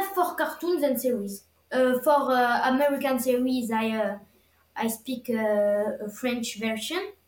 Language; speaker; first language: English; non-native, learner; French